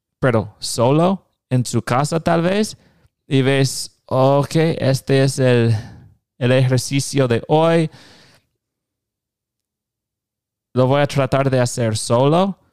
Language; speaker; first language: Spanish; non-native, fluent; English